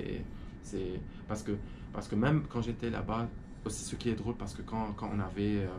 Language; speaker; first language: French; non-native, fluent; Arabic